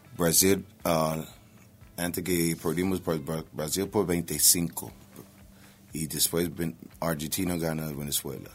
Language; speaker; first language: Spanish; non-native, learner; English